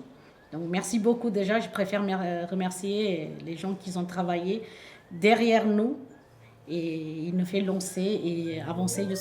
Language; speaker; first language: French; non-native, fluent; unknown